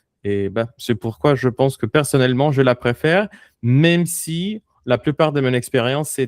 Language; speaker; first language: French; non-native, fluent; Spanish